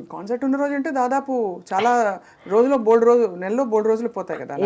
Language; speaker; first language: Telugu; native; Telugu